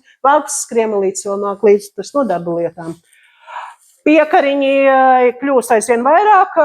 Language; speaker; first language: Latvian; native; Latvian